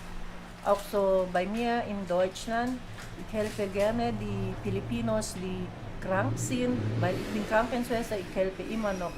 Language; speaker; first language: German; non-native, learner; Filipino